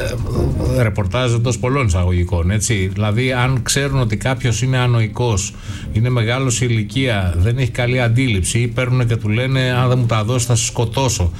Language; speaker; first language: Greek; native; Greek